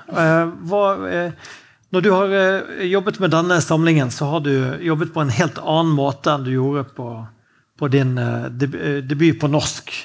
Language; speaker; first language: Norwegian; native; Norwegian